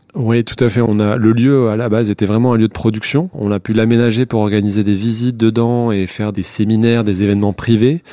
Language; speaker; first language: French; native; French